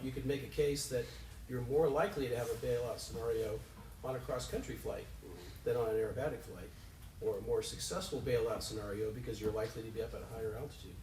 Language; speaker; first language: English; native; English